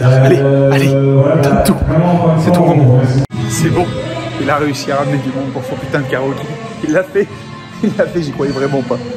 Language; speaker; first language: French; native; French